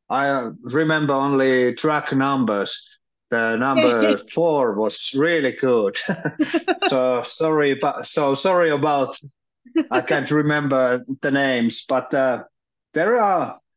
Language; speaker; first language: English; non-native, learner; Finnish